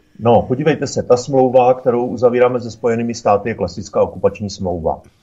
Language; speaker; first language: Czech; native; Czech